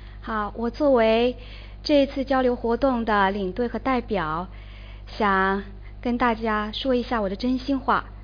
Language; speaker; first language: Chinese; native; Chinese